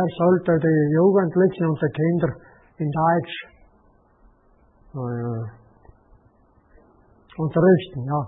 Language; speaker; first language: German; native; German